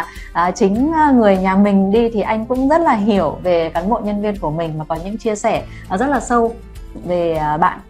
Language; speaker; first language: Vietnamese; native; Vietnamese